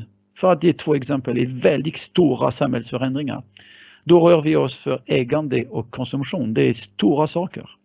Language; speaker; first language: Swedish; non-native, fluent; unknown